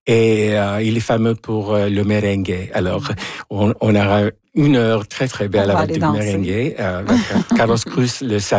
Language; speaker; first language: French; non-native, fluent; Spanish